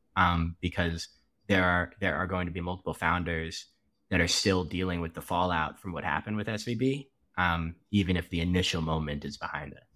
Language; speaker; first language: English; native; English